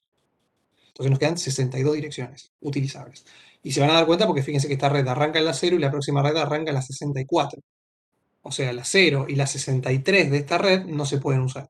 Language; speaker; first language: Spanish; native; Spanish